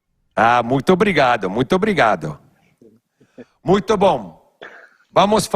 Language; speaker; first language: Portuguese; non-native, learner; Spanish